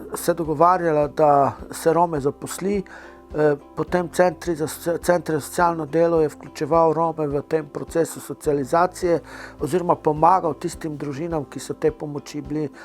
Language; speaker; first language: Slovenian; non-native, local second language; Romany